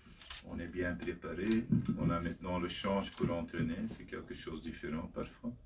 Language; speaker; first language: French; non-native, fluent; Dutch